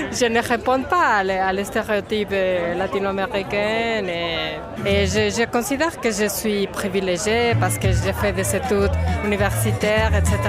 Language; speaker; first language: French; non-native, fluent; Spanish